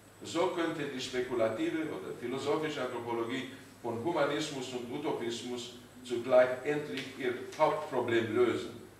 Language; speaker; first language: German; non-native, learner; Romanian